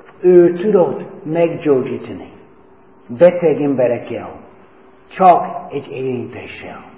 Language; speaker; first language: Hungarian; non-native, learner; English